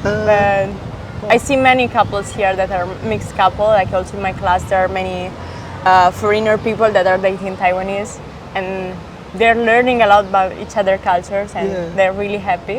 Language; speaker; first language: English; non-native, fluent; Italian